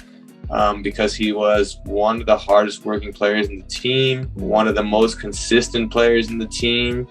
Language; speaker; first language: English; native; English